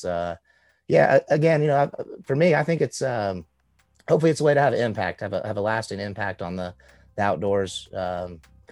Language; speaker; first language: English; native; English